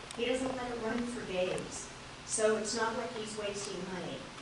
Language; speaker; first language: English; native; English